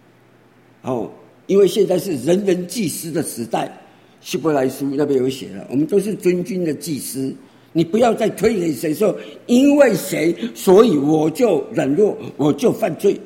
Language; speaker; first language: Chinese; native; Chinese